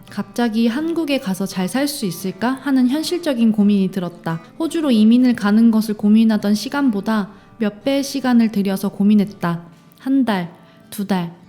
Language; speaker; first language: Korean; native; Korean